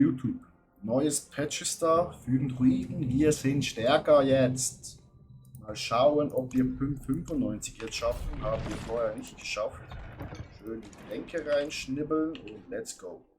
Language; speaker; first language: German; native; German